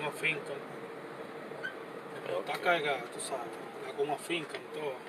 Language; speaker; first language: Spanish; native; Spanish